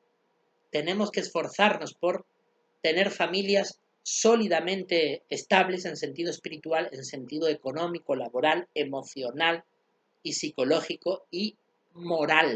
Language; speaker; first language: Spanish; native; Spanish